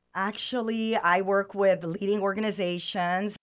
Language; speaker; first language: English; non-native, fluent; Arabic